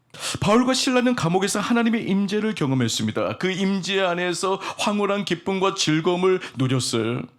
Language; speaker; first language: Korean; native; Korean